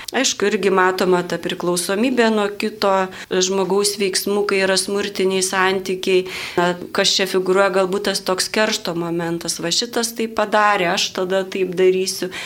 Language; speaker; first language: Lithuanian; native; Lithuanian